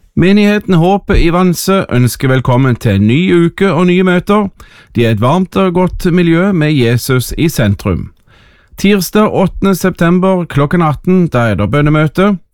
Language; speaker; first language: Norwegian; native; Norwegian